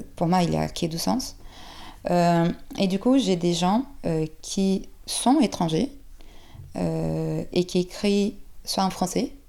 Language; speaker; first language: French; non-native, fluent; Portuguese